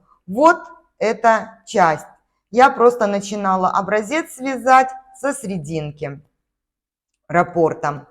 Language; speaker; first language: Russian; native; Russian